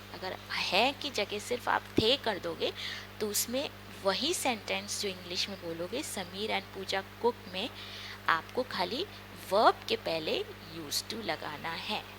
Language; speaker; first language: Hindi; non-native, local second language; Marathi